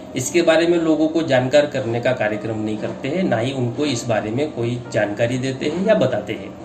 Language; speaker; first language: Hindi; non-native, local second language; Marathi